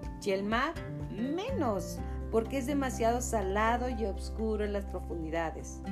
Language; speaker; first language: Spanish; native; Spanish